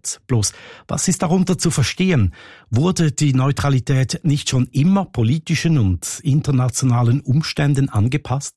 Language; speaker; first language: German; native; German